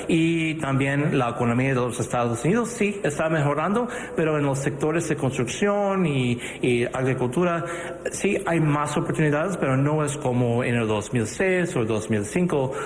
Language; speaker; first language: Spanish; early bilingual, other home language; English